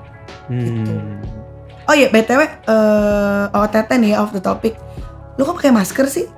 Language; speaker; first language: Indonesian; native; Indonesian